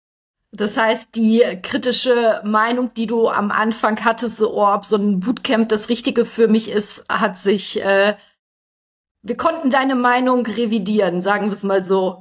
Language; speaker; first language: German; native; German